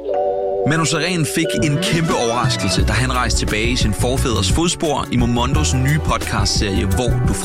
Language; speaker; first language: Danish; native; Danish